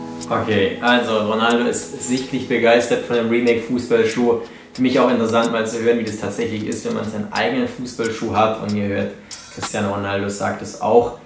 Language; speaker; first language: German; native; German